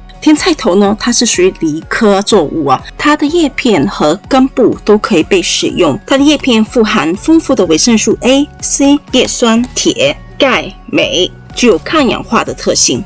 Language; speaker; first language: Chinese; native; Chinese